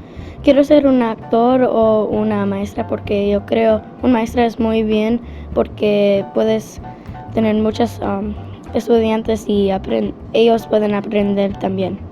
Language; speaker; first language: Spanish; non-native, learner; English